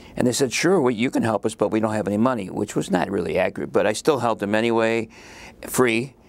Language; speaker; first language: English; native; English